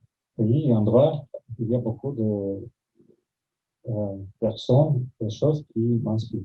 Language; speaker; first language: French; non-native, fluent; Russian